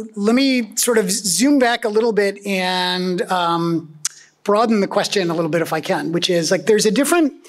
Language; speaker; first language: English; native; English